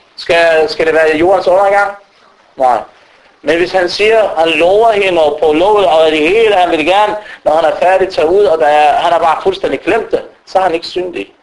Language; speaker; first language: Danish; non-native, fluent; Arabic